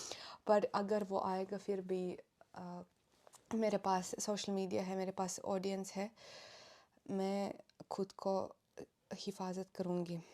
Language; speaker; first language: Hindi; non-native, fluent; Russian